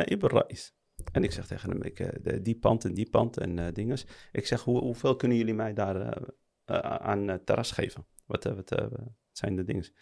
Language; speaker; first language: Dutch; early bilingual, other home language; Arabic